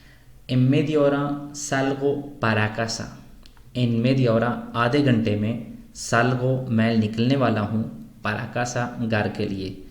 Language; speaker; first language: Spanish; non-native, fluent; Urdu